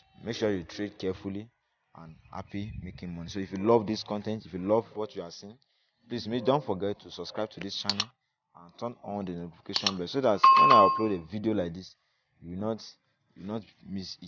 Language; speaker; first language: English; non-native, local second language; Yoruba